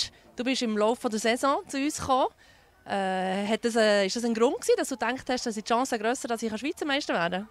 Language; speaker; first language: German; native; German